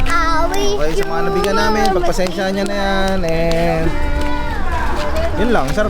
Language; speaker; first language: Filipino; native; Filipino